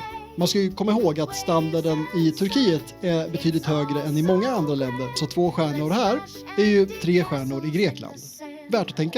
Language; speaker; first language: Swedish; native; Swedish